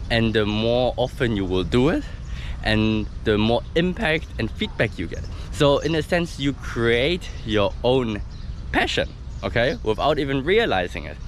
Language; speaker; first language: English; non-native, fluent; German